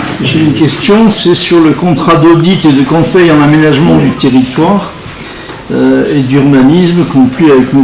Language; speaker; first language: French; native; French